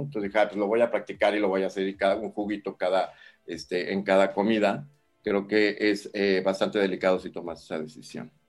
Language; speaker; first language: Spanish; native; Spanish